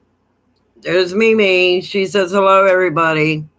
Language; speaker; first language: English; native; English